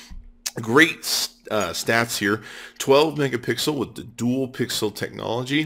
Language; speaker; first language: English; native; English